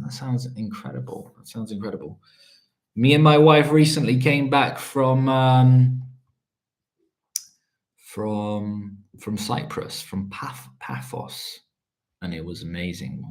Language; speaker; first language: English; early bilingual, other home language; Polish